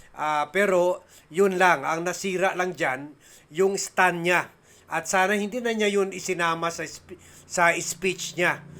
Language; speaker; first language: Filipino; native; Filipino